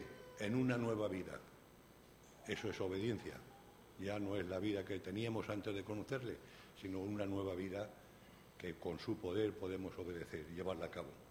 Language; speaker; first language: Spanish; native; Spanish